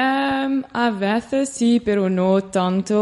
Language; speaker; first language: Spanish; non-native, learner; Dutch